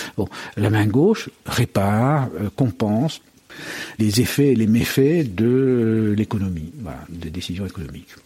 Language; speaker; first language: French; native; French